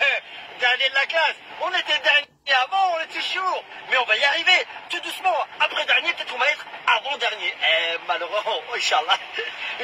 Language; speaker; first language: French; early bilingual, other home language; Arabic